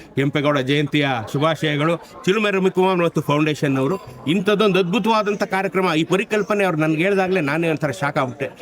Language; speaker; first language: Kannada; native; Kannada